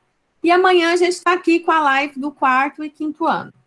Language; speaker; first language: Portuguese; native; Portuguese